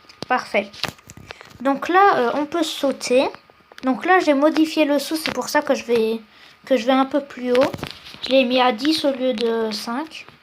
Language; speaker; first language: French; native; French